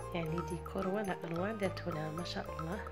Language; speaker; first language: Arabic; native; Arabic